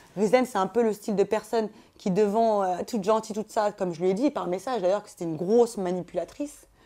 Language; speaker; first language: French; native; French